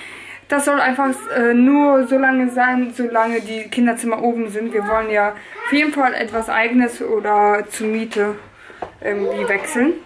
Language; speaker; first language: German; native; German